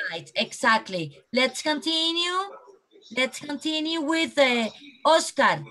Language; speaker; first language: English; non-native, learner; Spanish